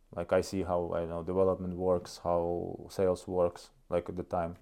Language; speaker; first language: English; non-native, fluent; Estonian